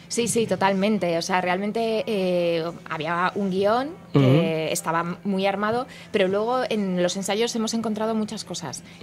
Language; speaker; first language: Spanish; native; Spanish